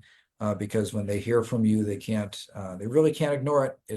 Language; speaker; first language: English; native; English